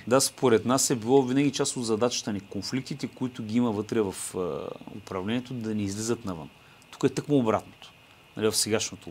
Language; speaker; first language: Bulgarian; native; Bulgarian